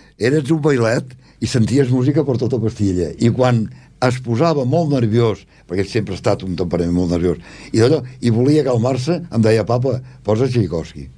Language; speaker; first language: Catalan; native; Catalan